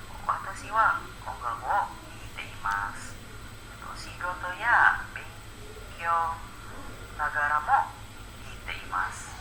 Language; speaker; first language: Japanese; non-native, learner; Indonesian